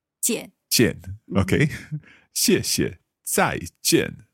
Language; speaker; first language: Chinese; non-native, learner; English